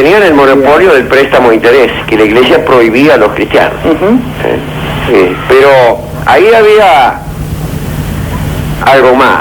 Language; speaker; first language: Spanish; native; Spanish